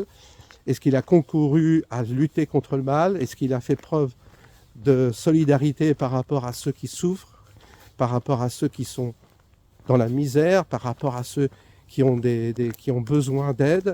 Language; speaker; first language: French; native; French